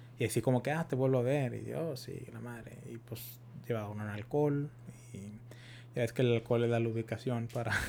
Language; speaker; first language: Spanish; early bilingual, heritage; Spanish